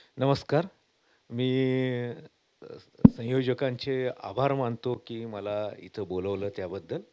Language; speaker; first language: Marathi; non-native, local second language; Kannada